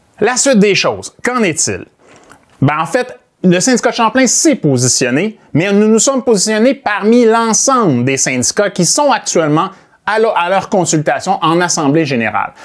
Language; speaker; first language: French; native; French